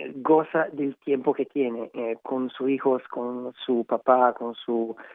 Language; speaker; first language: Spanish; non-native, learner; Italian